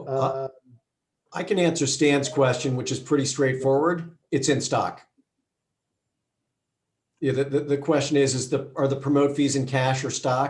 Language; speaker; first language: English; native; English